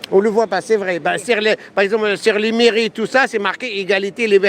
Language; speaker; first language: French; native; French